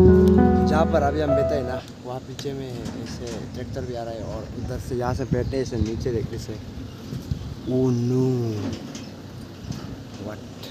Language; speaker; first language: Hindi; non-native, local second language; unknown